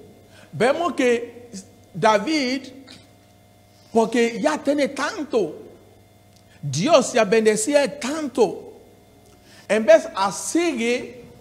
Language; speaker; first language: Spanish; non-native, learner; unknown